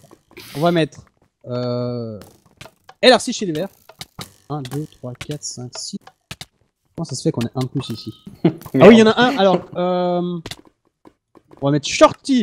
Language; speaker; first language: French; native; French